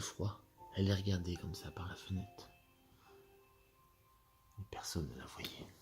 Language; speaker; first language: French; native; French